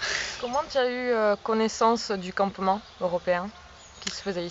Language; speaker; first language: French; native; French